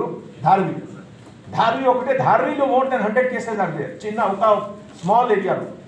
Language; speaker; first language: Telugu; non-native, fluent; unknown